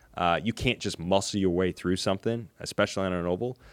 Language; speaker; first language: English; native; English